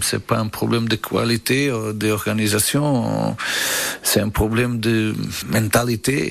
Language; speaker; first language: French; non-native, learner; Portuguese